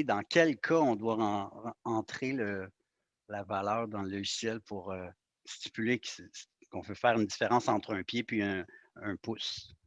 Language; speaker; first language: French; native; French